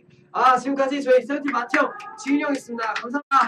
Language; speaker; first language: Korean; native; Korean